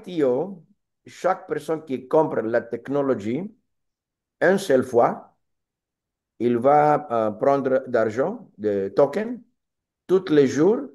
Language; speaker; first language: French; non-native, learner; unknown